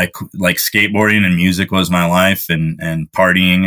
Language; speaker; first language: English; native; English